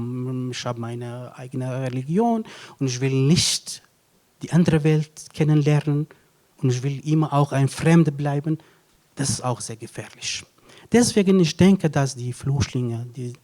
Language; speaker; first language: German; non-native, fluent; Kurdish